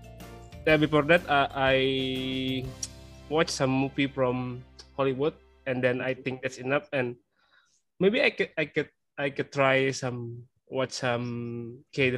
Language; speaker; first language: English; non-native, learner; Indonesian